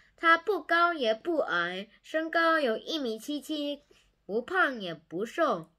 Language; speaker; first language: Chinese; non-native, learner; English